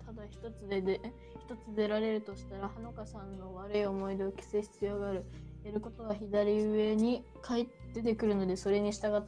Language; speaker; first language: Japanese; native; Japanese